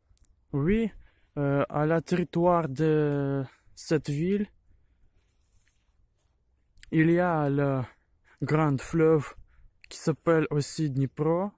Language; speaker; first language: French; non-native, learner; Ukrainian